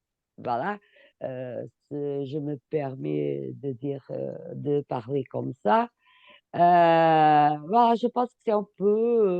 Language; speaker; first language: French; non-native, fluent; Portuguese